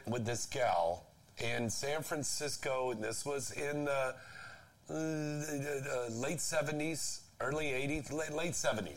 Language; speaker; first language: English; native; English